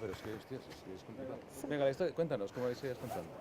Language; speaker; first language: Spanish; native; Spanish